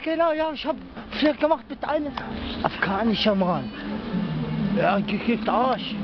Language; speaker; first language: German; non-native, learner; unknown